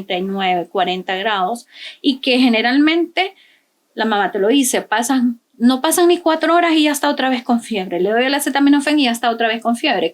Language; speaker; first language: Spanish; native; Spanish